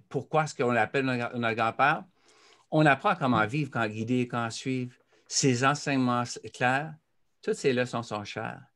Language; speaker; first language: French; native; French